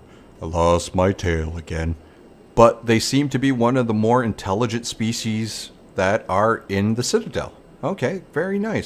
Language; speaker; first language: English; native; English